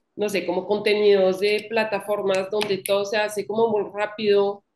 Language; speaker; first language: Spanish; non-native, fluent; French